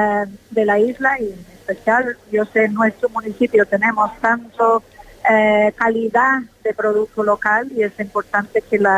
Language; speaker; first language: Spanish; non-native, fluent; English